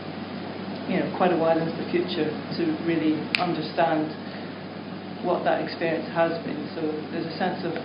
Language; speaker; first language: English; native; English